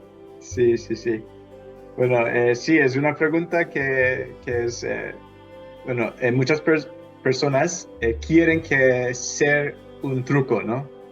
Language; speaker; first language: Spanish; non-native, fluent; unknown